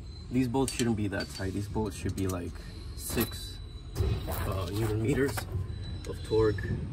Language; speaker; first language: English; early bilingual, other home language; Spanish